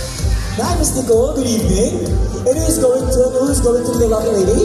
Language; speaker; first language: English; non-native, local second language; Filipino